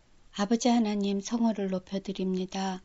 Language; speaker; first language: Korean; native; Korean